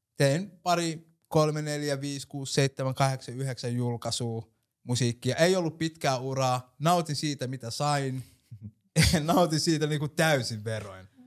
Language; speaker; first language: Finnish; early bilingual, other home language; Somali